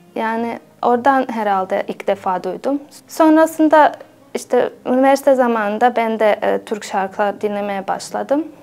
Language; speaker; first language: Turkish; non-native, fluent; Bosnian